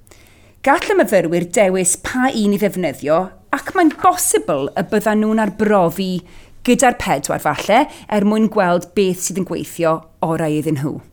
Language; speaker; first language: Welsh; native; Welsh